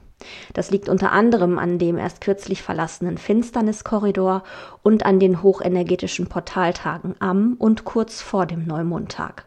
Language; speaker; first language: German; native; German